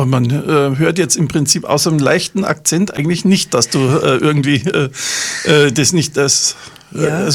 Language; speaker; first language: German; native; German